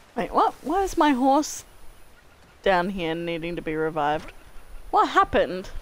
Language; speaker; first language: English; native; English